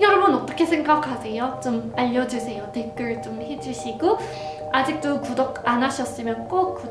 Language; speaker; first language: Korean; non-native, fluent; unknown